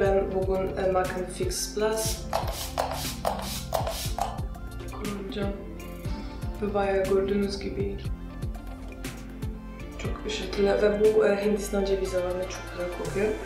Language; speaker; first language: Turkish; non-native, fluent; Russian